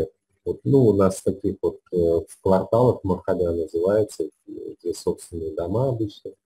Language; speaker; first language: Russian; native; Russian